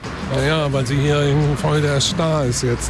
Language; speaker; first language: German; native; German